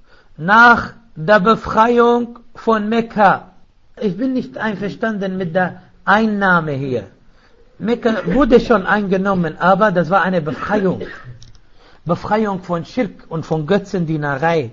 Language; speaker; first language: German; non-native, fluent; Arabic